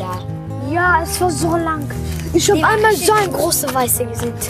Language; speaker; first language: German; early bilingual, other home language; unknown